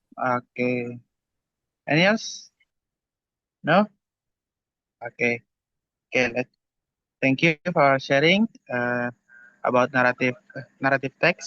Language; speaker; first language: English; non-native, learner; Indonesian